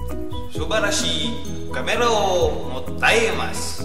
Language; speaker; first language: Japanese; non-native, learner; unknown